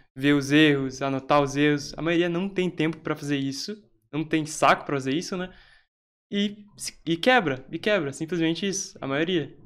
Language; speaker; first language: Portuguese; native; Portuguese